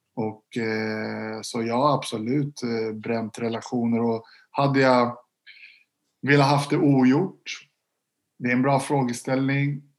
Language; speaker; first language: Swedish; native; Swedish